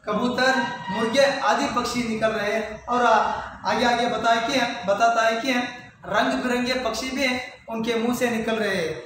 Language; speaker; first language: Hindi; non-native, local second language; Kannada